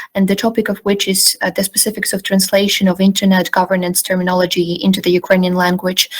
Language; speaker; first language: English; non-native, fluent; Ukrainian